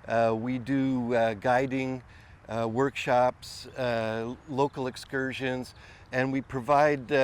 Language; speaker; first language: English; native; English